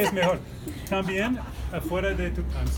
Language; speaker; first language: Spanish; non-native, learner; English